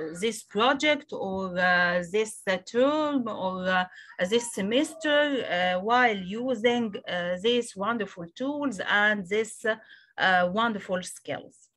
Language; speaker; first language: English; non-native, local second language; Arabic